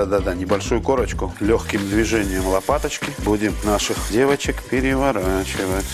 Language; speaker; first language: Russian; native; Russian